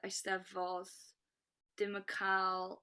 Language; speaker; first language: Welsh; non-native, local second language; English